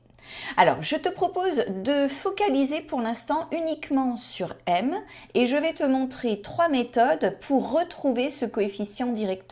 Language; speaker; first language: French; native; French